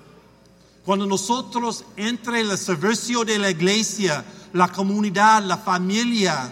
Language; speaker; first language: Spanish; non-native, learner; English